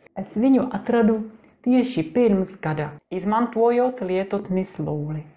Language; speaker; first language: Latvian; non-native, learner; Czech